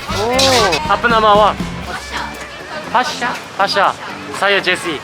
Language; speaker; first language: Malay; non-native, learner; Korean